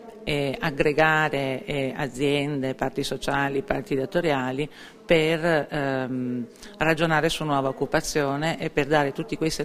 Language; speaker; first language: Italian; native; Italian